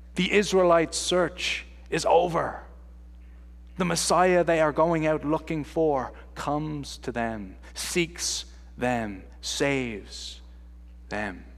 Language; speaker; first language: English; native; English